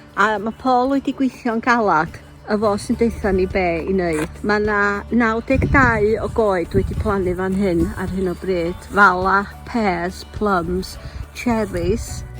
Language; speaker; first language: Welsh; native; Welsh